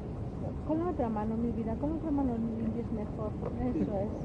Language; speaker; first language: Spanish; native; Spanish